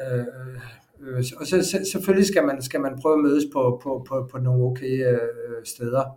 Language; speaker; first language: Danish; native; Danish